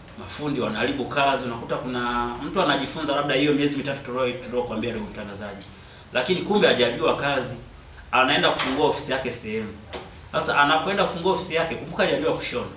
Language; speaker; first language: Swahili; native; Swahili